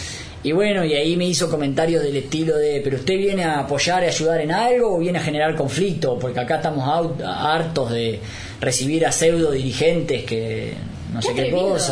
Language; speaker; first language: Spanish; native; Spanish